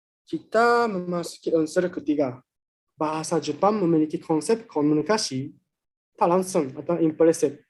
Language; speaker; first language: Indonesian; non-native, fluent; Japanese